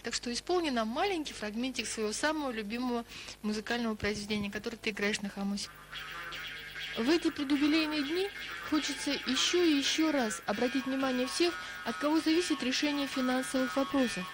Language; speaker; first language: Russian; native; Russian